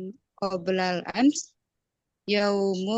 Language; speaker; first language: Arabic; non-native, learner; Indonesian